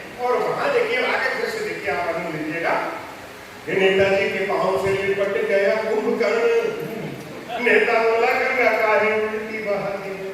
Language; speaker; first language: Hindi; non-native, local second language; Punjabi